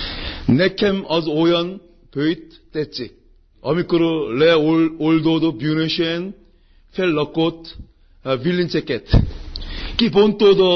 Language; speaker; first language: Hungarian; non-native, learner; Korean